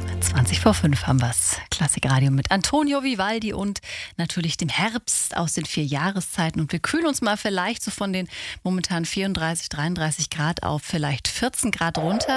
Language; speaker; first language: German; native; German